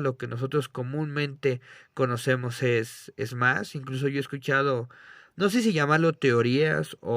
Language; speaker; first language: Spanish; native; Spanish